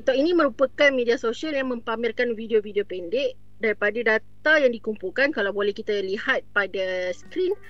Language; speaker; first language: Malay; native; Malay